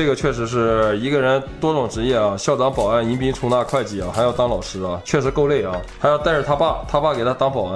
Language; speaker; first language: Chinese; native; Chinese